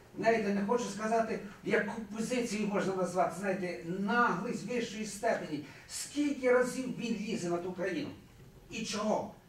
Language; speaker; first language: Ukrainian; early bilingual, heritage; Ukrainian